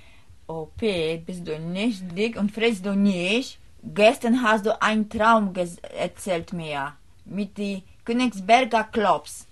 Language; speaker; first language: German; non-native, learner; Polish